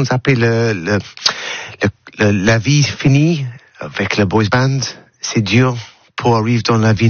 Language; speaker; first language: French; non-native, learner; English